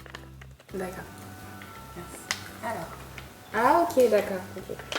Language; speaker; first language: French; native; French